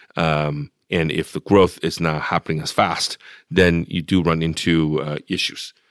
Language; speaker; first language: English; non-native, fluent; Chinese